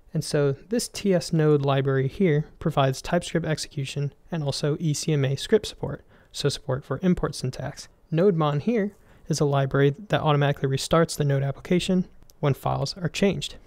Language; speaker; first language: English; native; English